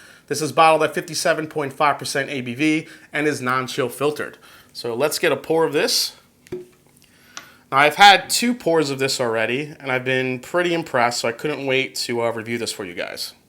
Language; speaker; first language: English; native; English